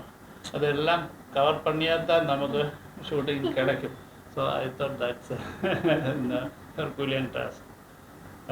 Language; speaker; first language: Tamil; non-native, learner; Malayalam